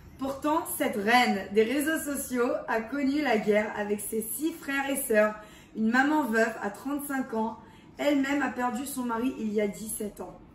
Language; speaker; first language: French; early bilingual, heritage; English